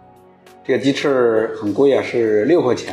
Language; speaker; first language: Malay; non-native, learner; Chinese